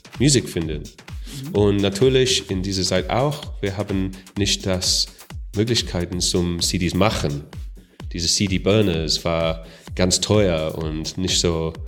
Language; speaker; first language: German; non-native, learner; English